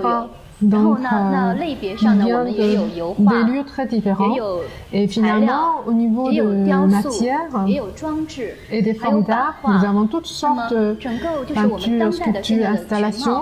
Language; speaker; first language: French; non-native, learner; Chinese